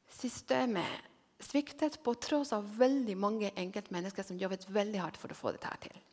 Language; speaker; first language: Norwegian; non-native, fluent; Spanish